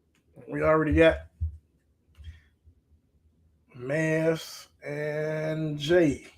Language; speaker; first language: English; native; English